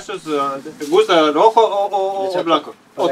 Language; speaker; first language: Spanish; non-native, learner; Serbian